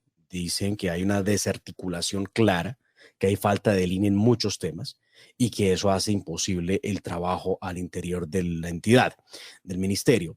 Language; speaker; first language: Spanish; native; Spanish